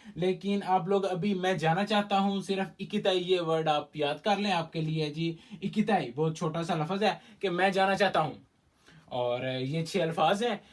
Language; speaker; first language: Urdu; native; Urdu